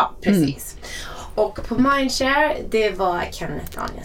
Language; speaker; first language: Swedish; non-native, fluent; English